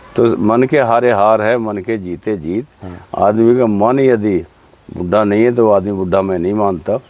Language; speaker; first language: Hindi; native; Hindi